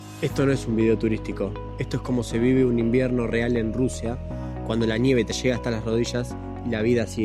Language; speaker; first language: Spanish; native; Spanish